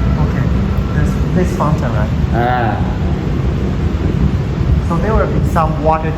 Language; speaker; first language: English; non-native, fluent; Chinese